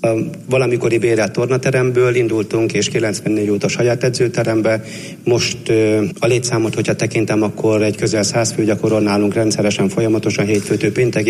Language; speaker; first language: Hungarian; native; Hungarian